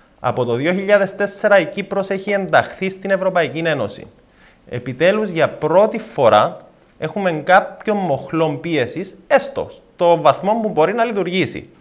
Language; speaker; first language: Greek; native; Greek